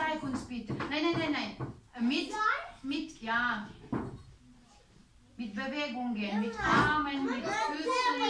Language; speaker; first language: German; non-native, fluent; Ukrainian